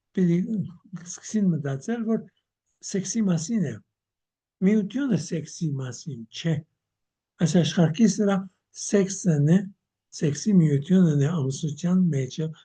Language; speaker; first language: Armenian; early bilingual, heritage; Armenian